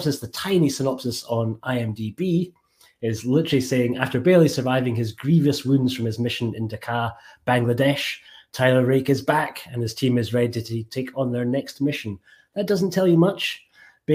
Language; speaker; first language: English; native; English